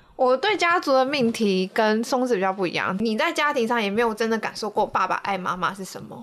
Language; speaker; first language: Chinese; native; Chinese